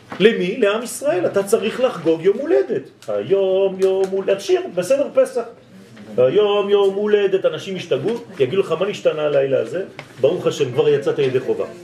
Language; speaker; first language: Hebrew; non-native, fluent; French